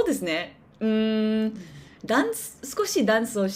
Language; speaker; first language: Japanese; non-native, learner; English